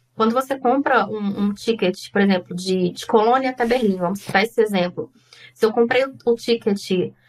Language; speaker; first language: Portuguese; native; Portuguese